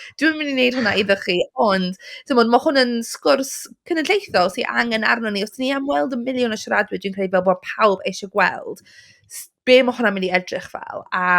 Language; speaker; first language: Welsh; non-native, local second language; English